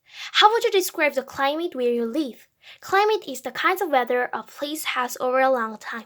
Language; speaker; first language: English; non-native, fluent; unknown